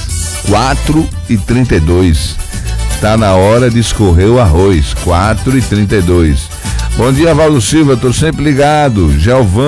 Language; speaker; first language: Portuguese; native; Portuguese